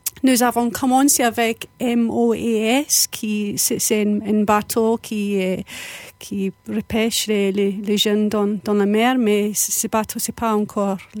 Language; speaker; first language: French; non-native, fluent; English